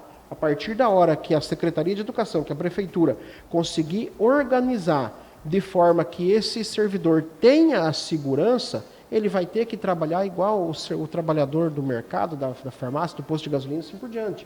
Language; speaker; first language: Portuguese; native; Portuguese